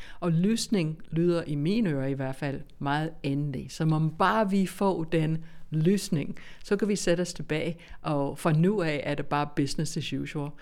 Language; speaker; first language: Danish; non-native, fluent; English